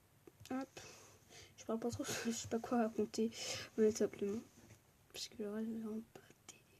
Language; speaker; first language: French; native; French